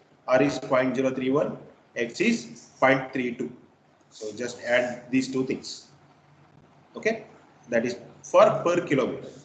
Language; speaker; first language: English; non-native, local second language; Kannada